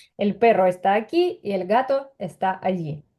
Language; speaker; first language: Spanish; non-native, fluent; Ukrainian